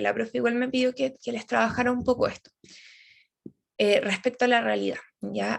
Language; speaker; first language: Spanish; native; Spanish